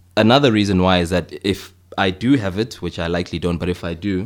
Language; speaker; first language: English; native; English